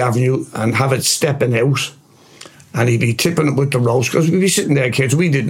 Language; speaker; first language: English; native; English